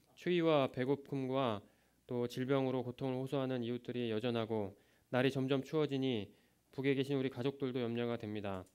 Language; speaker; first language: Korean; native; Korean